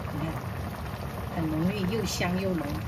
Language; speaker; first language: Chinese; native; Chinese